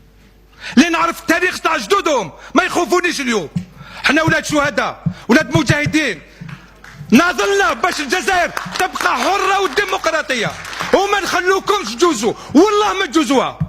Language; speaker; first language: Arabic; non-native, local second language; Kabyle